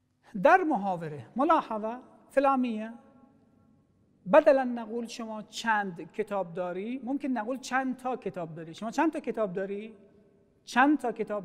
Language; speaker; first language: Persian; non-native, fluent; Arabic